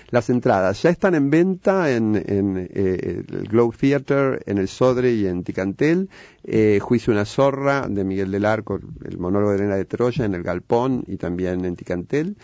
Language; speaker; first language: Spanish; native; Spanish